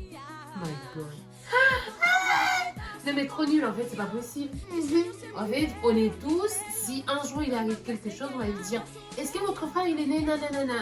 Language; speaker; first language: French; native; French